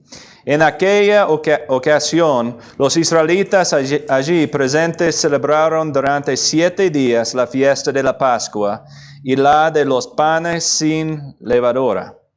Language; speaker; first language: Spanish; non-native, fluent; English